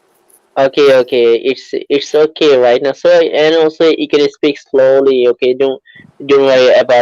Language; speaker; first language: English; non-native, learner; Bangla